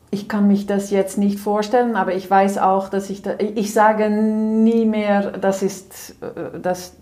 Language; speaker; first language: German; non-native, fluent; Dutch